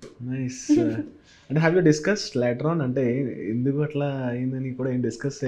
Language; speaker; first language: Telugu; native; Telugu